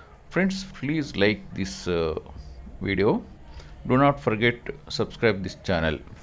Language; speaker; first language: English; non-native, local second language; Telugu